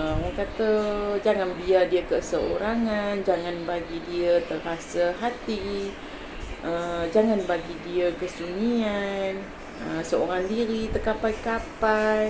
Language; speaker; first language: Malay; native; Malay